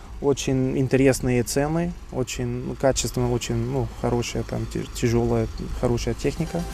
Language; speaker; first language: Russian; non-native, fluent; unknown